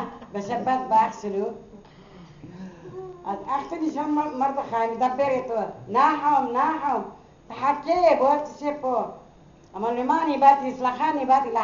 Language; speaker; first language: Hebrew; non-native, learner; Arabic